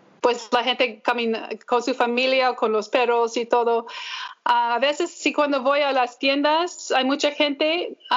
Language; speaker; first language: Spanish; early bilingual, heritage; English